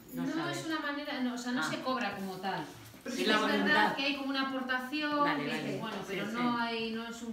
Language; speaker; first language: Spanish; native; Spanish